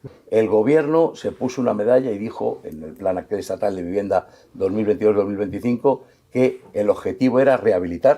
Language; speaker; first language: Spanish; native; Spanish